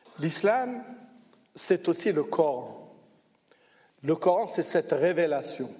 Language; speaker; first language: French; non-native, local second language; Arabic